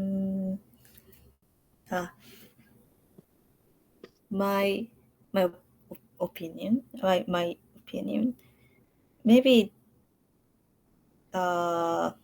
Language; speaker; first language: English; non-native, learner; Japanese